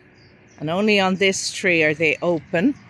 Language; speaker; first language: English; native; English